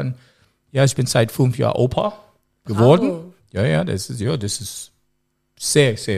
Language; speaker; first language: German; non-native, learner; English